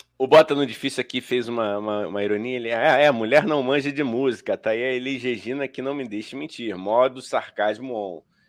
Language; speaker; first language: Portuguese; native; Portuguese